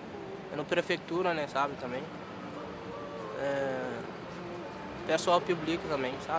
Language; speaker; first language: Portuguese; non-native, learner; Wolof